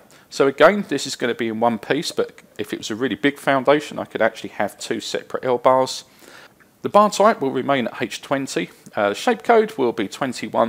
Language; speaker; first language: English; native; English